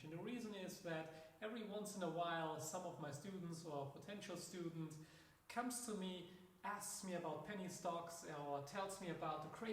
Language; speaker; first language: English; non-native, fluent; German